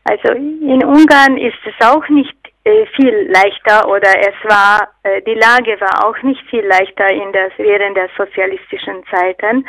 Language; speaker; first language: German; non-native, fluent; Hungarian